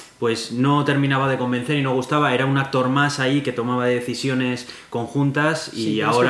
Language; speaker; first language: Spanish; native; Spanish